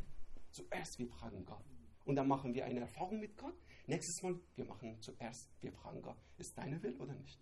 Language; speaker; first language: German; non-native, learner; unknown